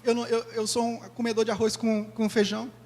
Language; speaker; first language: Portuguese; native; Portuguese